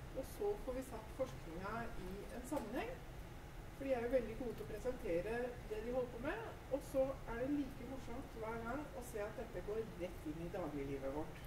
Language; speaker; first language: Norwegian; native; Norwegian